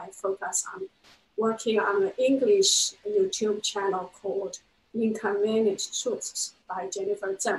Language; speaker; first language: English; non-native, fluent; Chinese